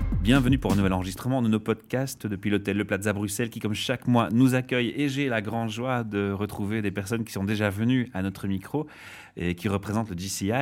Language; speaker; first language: French; native; French